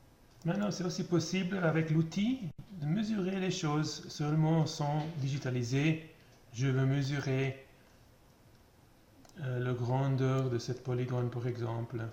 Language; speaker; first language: French; non-native, learner; German